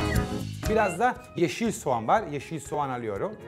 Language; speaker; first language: Turkish; non-native, fluent; Italian